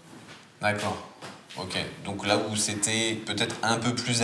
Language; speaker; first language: French; native; French